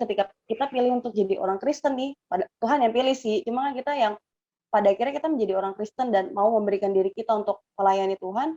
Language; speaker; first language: Indonesian; native; Indonesian